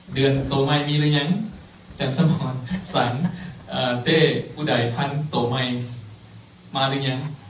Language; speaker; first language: Thai; non-native, local second language; Lao